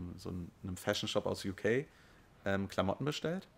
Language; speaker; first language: German; native; German